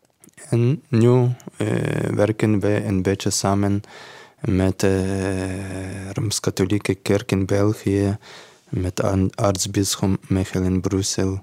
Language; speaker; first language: Dutch; non-native, learner; Ukrainian